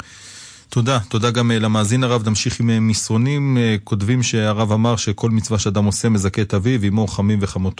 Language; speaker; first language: Hebrew; native; Hebrew